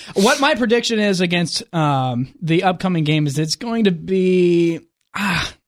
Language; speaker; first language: English; native; English